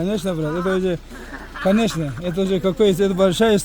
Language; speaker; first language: Russian; non-native, local second language; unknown